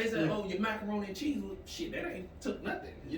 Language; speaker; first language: English; native; English